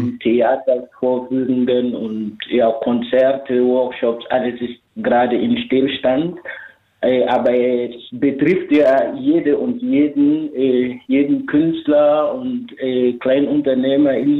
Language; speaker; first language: German; non-native, fluent; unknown